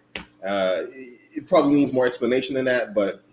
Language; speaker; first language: English; native; English